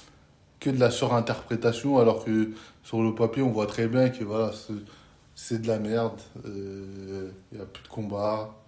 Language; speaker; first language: French; native; French